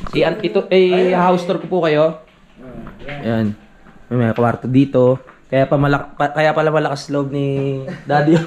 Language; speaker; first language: Filipino; native; Filipino